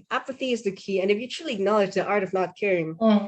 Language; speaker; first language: English; non-native, fluent; Indonesian